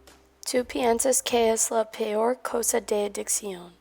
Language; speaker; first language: Spanish; non-native, learner; English